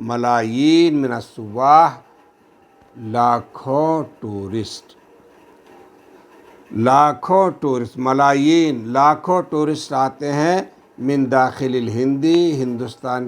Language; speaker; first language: Urdu; native; Urdu